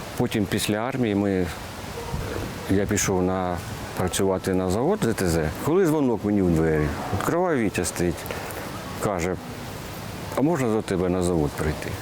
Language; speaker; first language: Ukrainian; non-native, local second language; Russian